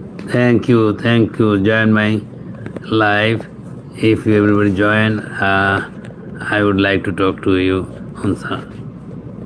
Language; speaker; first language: English; non-native, local second language; Bangla